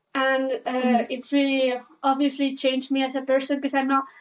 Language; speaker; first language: English; non-native, fluent; Spanish